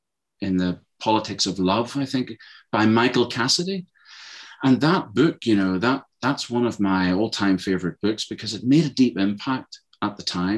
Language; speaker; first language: English; native; English